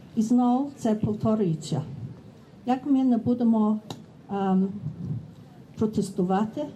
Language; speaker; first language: Ukrainian; early bilingual, heritage; Ukrainian